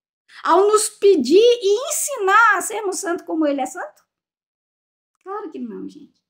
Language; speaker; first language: Portuguese; native; Portuguese